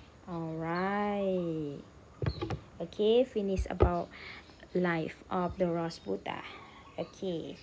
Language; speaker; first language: English; non-native, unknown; Thai